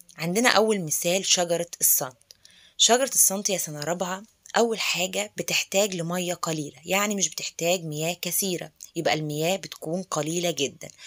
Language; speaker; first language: Arabic; native; Arabic